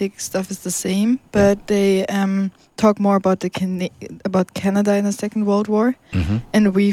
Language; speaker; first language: English; non-native, fluent; German